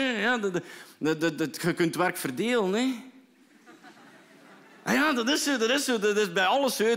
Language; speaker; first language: Dutch; native; Dutch